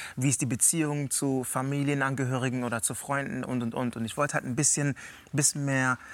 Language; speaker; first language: German; native; German